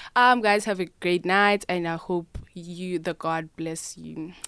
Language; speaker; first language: English; non-native, local second language; Xhosa